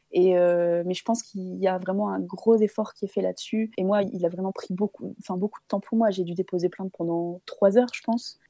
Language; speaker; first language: French; native; French